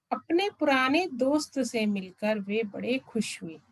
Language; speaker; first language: Hindi; non-native, local second language; Malayalam